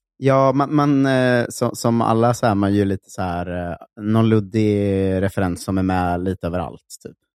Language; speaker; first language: Swedish; native; Swedish